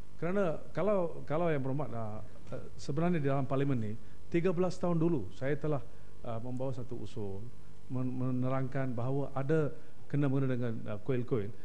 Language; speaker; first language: Malay; non-native, local second language; Tamil